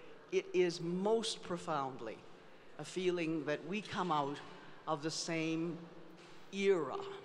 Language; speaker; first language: English; native; English